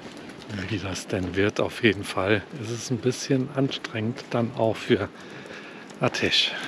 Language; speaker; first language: German; native; German